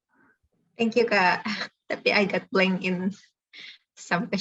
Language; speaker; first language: English; non-native, fluent; Indonesian